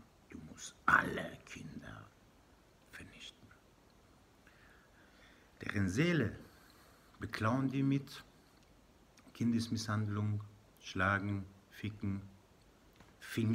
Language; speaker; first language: German; non-native, learner; Persian